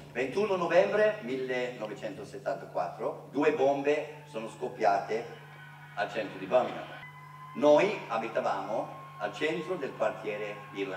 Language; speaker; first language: Italian; non-native, fluent; English